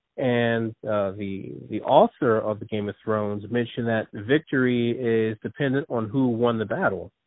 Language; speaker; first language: English; native; English